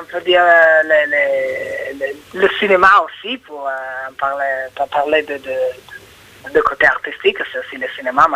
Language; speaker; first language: French; non-native, learner; Italian